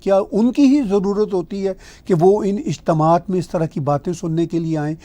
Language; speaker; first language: Urdu; non-native, local second language; Punjabi